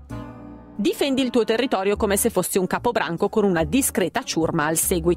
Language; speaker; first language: Italian; native; Italian